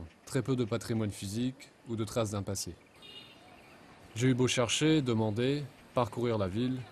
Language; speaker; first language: French; native; French